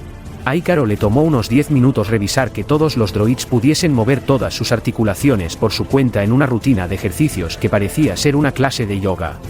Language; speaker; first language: Spanish; native; Spanish